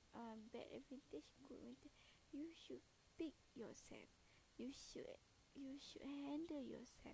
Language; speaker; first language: English; non-native, learner; Malay